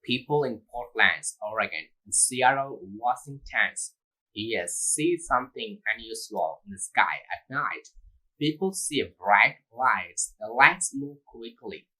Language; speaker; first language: English; non-native, local second language; Tamil